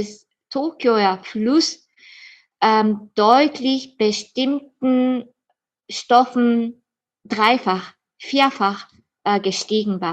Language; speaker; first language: German; non-native, fluent; Japanese